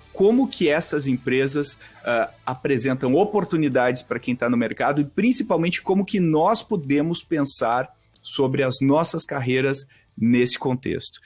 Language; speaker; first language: Portuguese; native; Portuguese